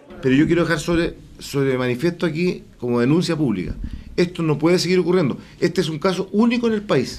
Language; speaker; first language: Spanish; native; Spanish